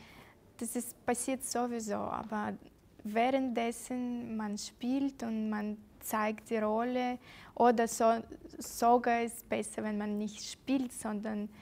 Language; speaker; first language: German; non-native, fluent; Russian